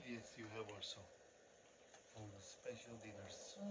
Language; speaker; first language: English; non-native, learner; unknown